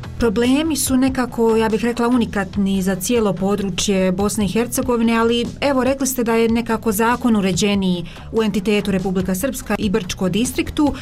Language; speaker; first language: Croatian; native; Croatian